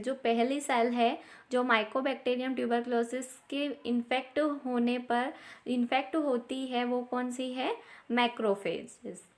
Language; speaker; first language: Hindi; native; Hindi